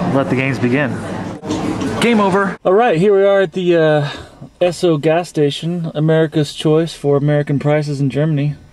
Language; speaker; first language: English; native; English